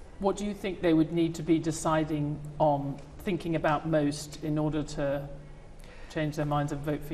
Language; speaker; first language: English; native; English